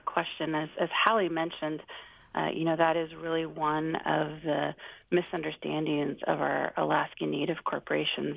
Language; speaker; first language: English; native; English